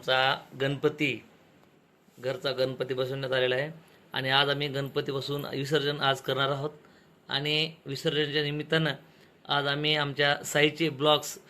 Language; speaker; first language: Marathi; non-native, local second language; Lambadi